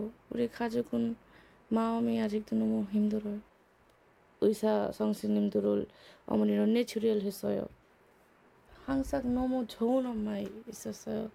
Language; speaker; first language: Korean; non-native, learner; Bangla